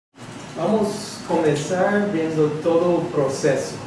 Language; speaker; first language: Portuguese; non-native, fluent; English